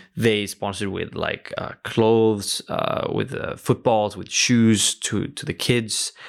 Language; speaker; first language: English; early bilingual, other home language; Norwegian